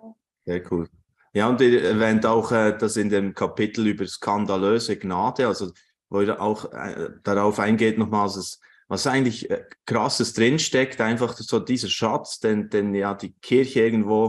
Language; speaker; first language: German; native; German